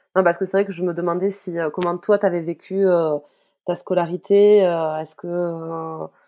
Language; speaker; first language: French; native; French